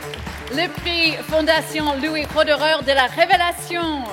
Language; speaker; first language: French; native; French